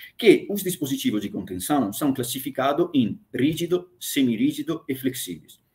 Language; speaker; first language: Portuguese; non-native, fluent; Italian